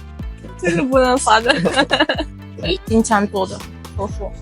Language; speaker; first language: Chinese; non-native, fluent; Russian